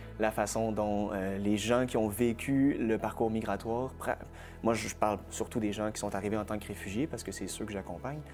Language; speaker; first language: French; native; French